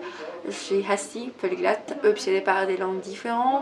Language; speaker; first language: French; non-native, learner; Persian